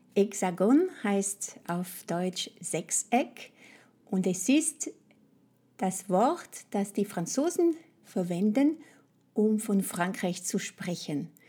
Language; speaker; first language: German; non-native, fluent; French